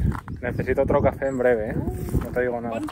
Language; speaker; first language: Spanish; native; Spanish